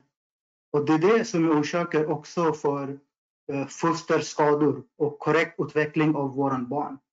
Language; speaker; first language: Swedish; non-native, fluent; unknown